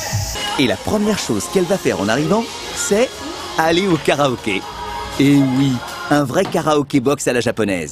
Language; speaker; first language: French; native; French